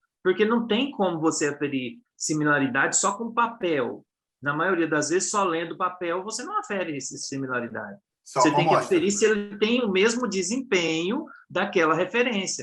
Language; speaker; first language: Portuguese; native; Portuguese